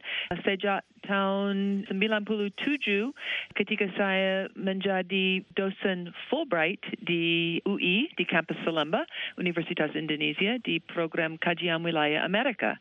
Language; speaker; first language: Indonesian; non-native, fluent; English